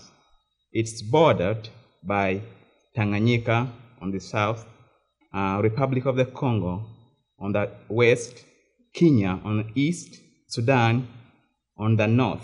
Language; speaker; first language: English; non-native, local second language; Ganda